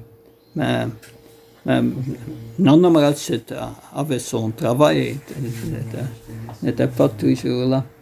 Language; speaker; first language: French; non-native, fluent; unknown